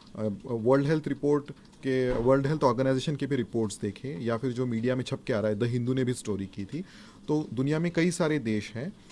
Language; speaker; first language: Hindi; non-native, local second language; Marathi